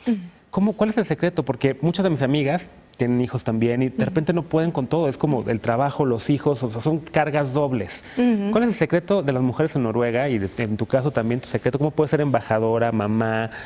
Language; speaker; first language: Spanish; native; Spanish